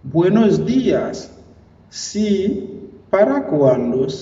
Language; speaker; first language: Spanish; non-native, fluent; Haitian Creole